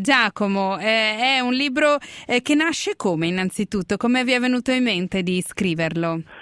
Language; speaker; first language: Italian; native; Italian